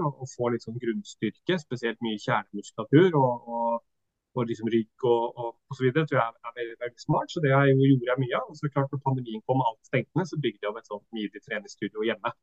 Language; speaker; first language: Norwegian; early bilingual, other home language; Swedish